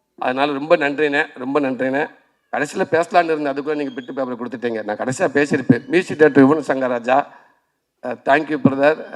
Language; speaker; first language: Tamil; native; Tamil